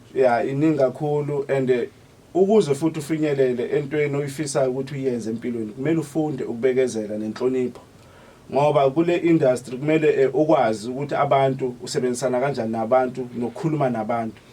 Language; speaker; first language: Zulu; native; Zulu